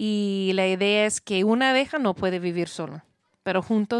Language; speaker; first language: Spanish; non-native, learner; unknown